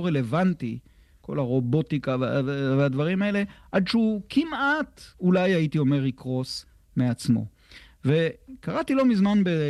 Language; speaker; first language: Hebrew; native; Hebrew